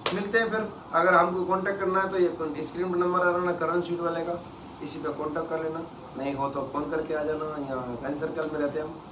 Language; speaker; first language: Hindi; non-native, local second language; Kannada